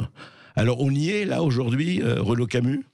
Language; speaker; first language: French; native; French